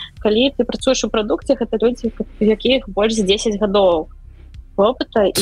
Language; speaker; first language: Belarusian; non-native, local second language; Russian